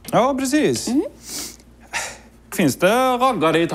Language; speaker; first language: Swedish; native; Swedish